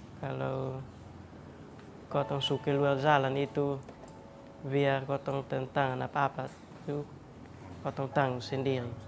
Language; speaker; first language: Indonesian; non-native, local second language; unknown